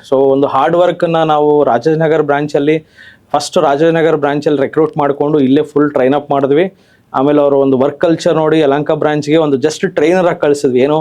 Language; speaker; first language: Kannada; native; Kannada